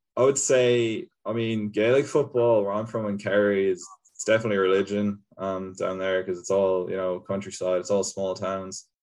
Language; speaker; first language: English; native; English